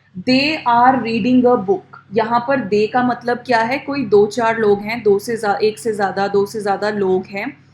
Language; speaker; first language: Hindi; native; Hindi